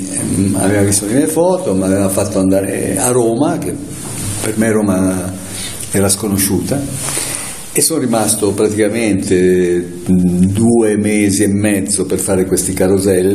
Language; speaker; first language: Italian; native; Italian